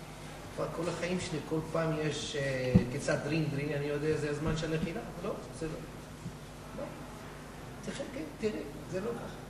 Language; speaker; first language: Hebrew; non-native, fluent; English